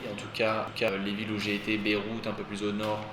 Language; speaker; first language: French; native; French